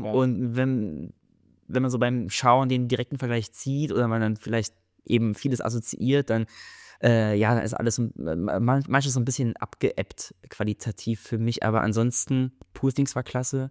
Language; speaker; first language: German; native; German